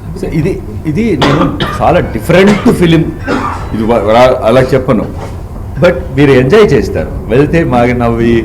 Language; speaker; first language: Telugu; non-native, learner; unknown